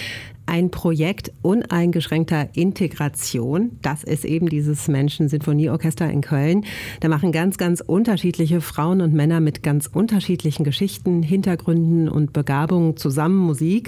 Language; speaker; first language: German; native; German